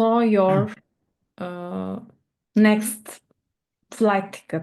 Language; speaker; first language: English; non-native, learner; Turkish